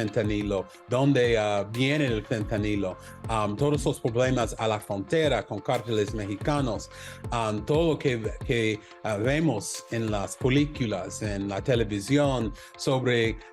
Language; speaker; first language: Spanish; non-native, learner; English